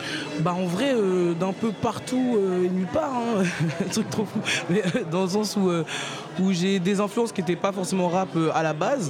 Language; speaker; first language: French; native; French